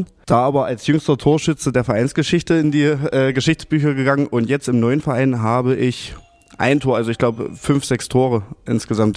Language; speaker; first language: German; native; German